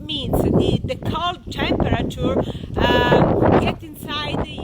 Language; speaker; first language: English; non-native, fluent; Italian